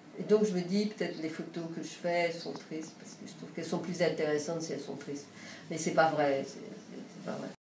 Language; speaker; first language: French; early bilingual, other home language; Romanian